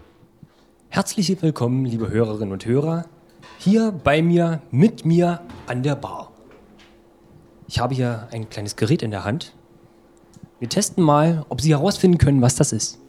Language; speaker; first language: German; native; German